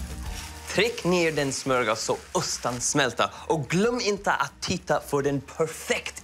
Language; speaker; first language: Swedish; non-native, learner; English